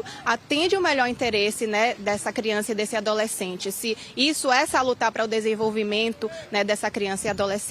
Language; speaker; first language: Portuguese; native; Portuguese